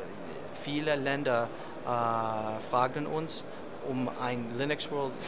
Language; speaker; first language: German; non-native, learner; English